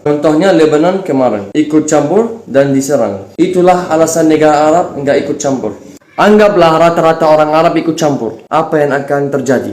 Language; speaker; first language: Indonesian; non-native, fluent; Arabic